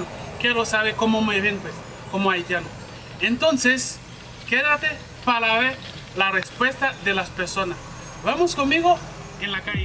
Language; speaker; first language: Spanish; non-native, learner; Haitian Creole